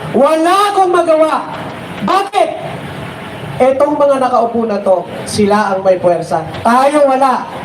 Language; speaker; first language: Filipino; native; Filipino